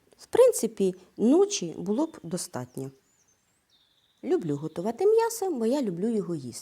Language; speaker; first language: Ukrainian; native; Ukrainian